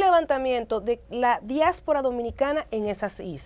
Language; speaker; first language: Spanish; native; Spanish